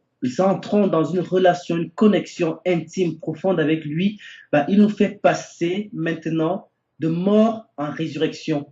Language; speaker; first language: French; native; French